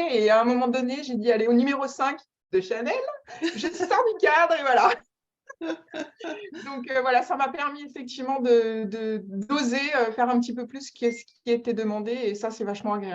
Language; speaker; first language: French; native; French